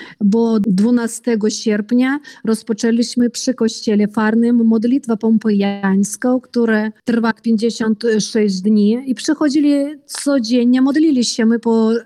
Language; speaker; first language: Polish; early bilingual, heritage; Polish